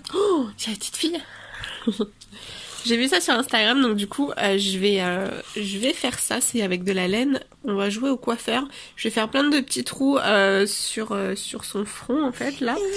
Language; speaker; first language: French; native; French